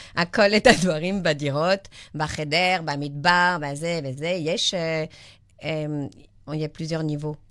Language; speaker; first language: Hebrew; non-native, learner; French